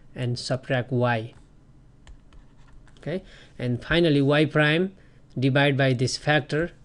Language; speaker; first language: English; non-native, fluent; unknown